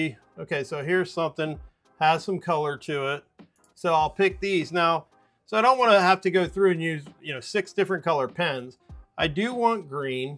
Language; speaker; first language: English; native; English